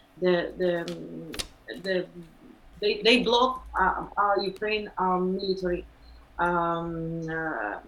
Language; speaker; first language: English; non-native, learner; Ukrainian